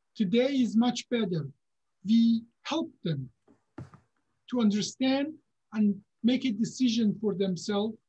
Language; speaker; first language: English; non-native, fluent; Persian